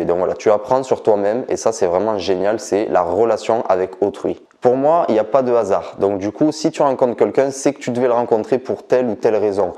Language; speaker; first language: French; native; French